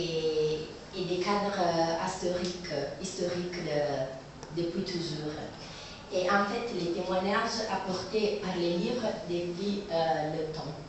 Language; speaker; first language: French; non-native, learner; Italian